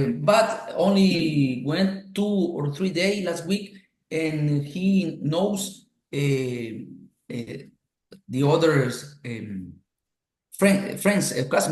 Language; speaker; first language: English; non-native, learner; Spanish